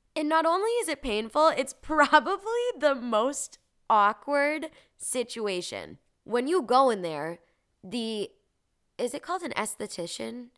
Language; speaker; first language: English; native; English